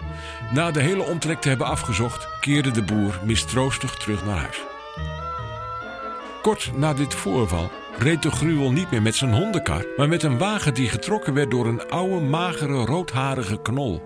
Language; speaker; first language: Dutch; native; Dutch